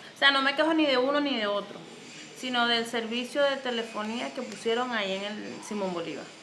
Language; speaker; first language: Spanish; native; Spanish